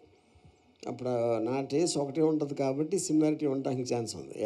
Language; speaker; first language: Telugu; native; Telugu